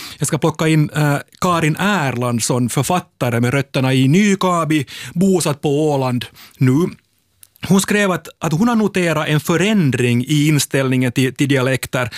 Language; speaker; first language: Swedish; native; Swedish